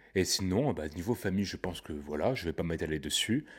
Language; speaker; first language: French; native; French